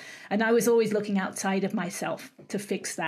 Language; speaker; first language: English; native; English